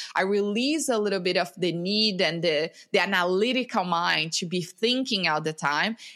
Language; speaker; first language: English; non-native, fluent; Portuguese